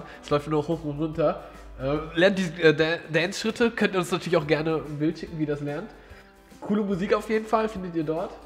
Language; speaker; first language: German; early bilingual, other home language; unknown